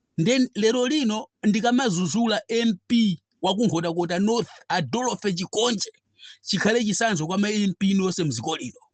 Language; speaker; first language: Nyanja; native; Nyanja